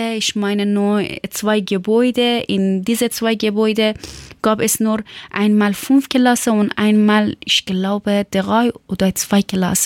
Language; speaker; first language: German; non-native, learner; Persian